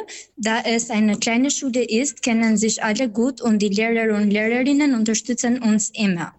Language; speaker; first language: German; non-native, fluent; Albanian